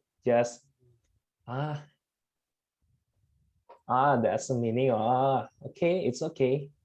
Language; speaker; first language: English; non-native, fluent; Indonesian